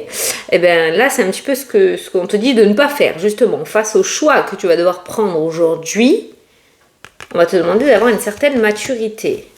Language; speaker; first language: French; native; French